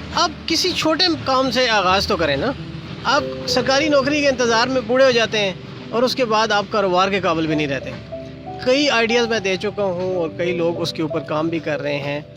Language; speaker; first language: Urdu; non-native, local second language; Punjabi